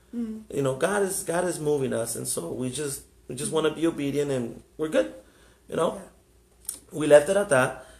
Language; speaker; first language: English; early bilingual, other home language; Spanish